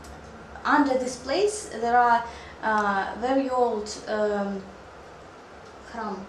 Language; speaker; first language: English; non-native, learner; Russian